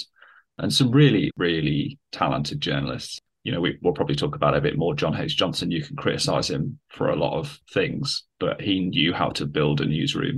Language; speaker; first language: English; native; English